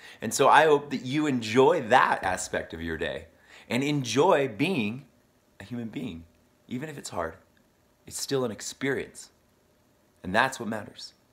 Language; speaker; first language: English; native; English